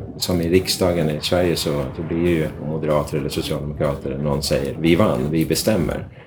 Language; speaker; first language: Swedish; native; Swedish